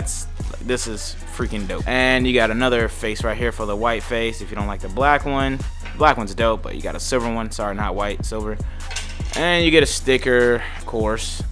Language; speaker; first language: English; native; English